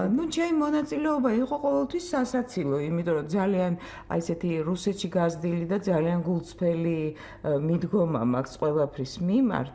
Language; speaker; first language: Georgian; non-native, fluent; Russian